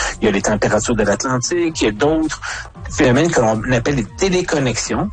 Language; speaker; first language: French; native; French